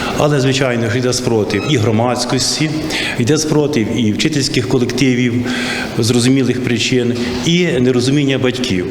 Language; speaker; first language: Ukrainian; native; Ukrainian